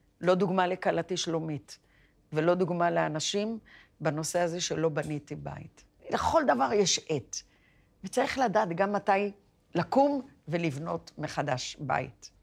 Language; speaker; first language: Hebrew; early bilingual, other home language; Arabic